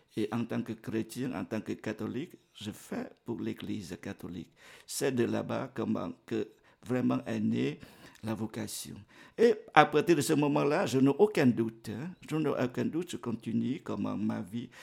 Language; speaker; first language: French; non-native, fluent; Vietnamese